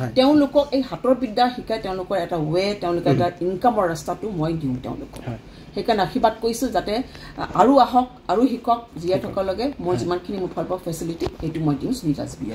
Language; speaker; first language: Assamese; native; Assamese